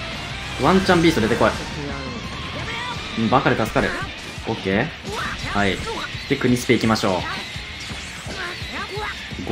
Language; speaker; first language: Japanese; native; Japanese